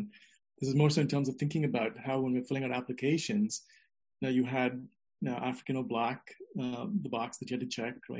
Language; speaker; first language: English; non-native, local second language; Telugu